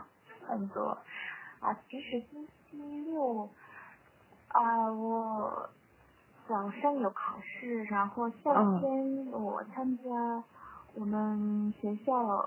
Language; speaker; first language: Chinese; non-native, learner; Korean